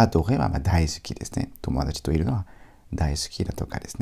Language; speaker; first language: Japanese; non-native, fluent; French